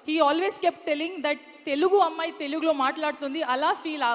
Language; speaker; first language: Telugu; non-native, learner; Kannada